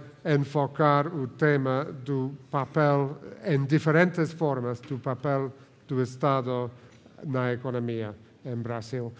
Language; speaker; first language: Portuguese; non-native, fluent; Spanish